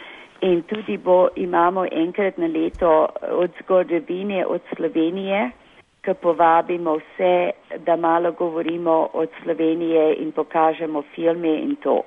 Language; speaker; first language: Slovenian; early bilingual, heritage; Slovenian